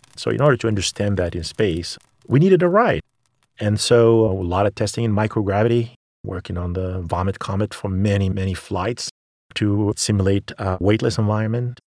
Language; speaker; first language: English; non-native, fluent; Arabic